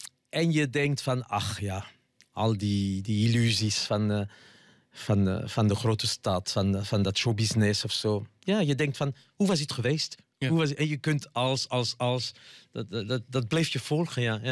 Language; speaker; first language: Dutch; non-native, fluent; French